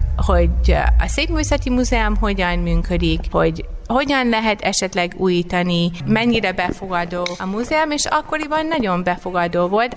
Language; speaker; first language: Hungarian; non-native, fluent; English